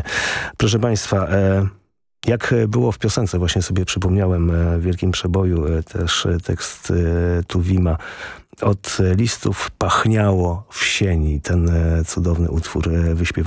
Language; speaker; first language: Polish; native; Polish